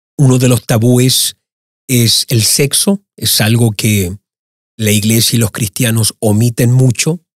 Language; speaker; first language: Spanish; early bilingual, heritage; Spanish